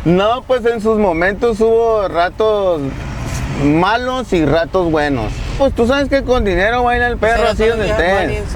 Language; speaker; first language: Spanish; native; Spanish